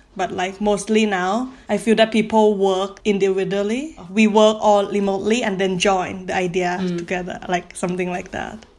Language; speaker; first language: English; non-native, learner; Thai